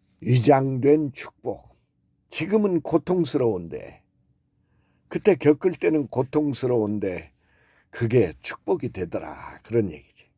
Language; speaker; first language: Korean; native; Korean